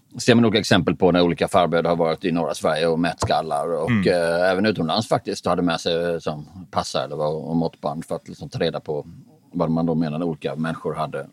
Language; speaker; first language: Swedish; native; Swedish